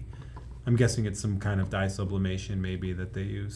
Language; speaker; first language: English; native; English